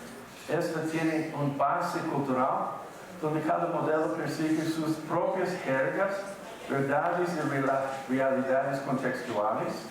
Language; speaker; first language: Portuguese; non-native, fluent; English